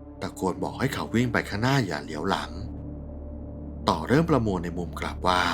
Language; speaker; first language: Thai; native; Thai